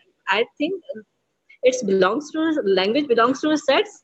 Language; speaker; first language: English; non-native, learner; Urdu